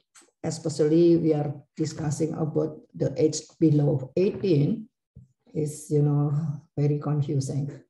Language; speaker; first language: English; non-native, learner; Indonesian